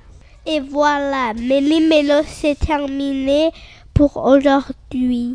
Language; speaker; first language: French; non-native, learner; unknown